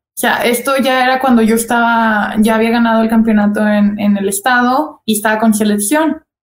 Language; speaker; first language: Spanish; native; Spanish